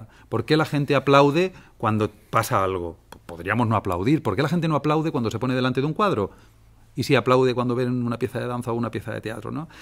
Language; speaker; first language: Spanish; native; Spanish